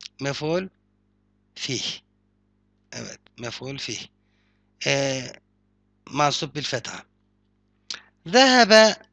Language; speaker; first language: Arabic; non-native, fluent; Turkish